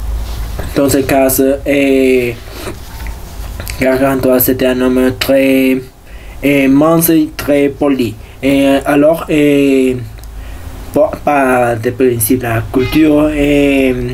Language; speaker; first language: French; non-native, learner; Spanish